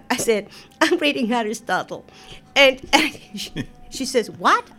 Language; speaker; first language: English; non-native, fluent; Spanish